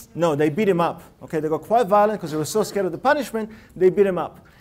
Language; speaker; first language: English; early bilingual, other home language; Russian